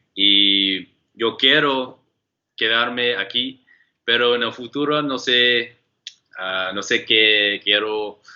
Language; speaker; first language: Spanish; non-native, learner; English